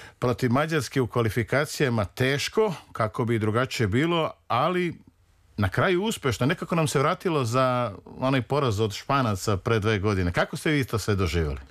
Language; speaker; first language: Serbian; native; Serbian